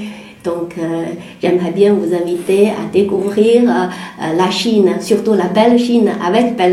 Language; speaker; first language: French; non-native, fluent; Chinese